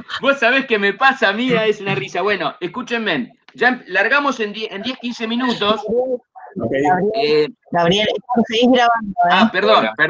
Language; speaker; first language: Spanish; native; Spanish